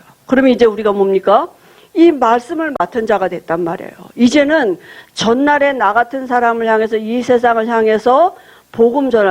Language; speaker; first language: Korean; native; Korean